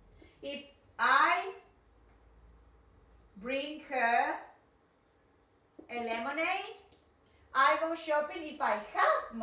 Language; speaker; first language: English; non-native, fluent; Spanish